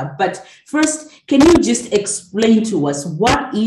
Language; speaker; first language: English; non-native, local second language; Shona